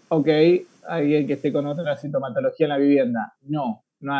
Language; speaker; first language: Spanish; native; Spanish